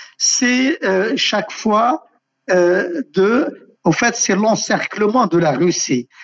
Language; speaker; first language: French; non-native, local second language; Arabic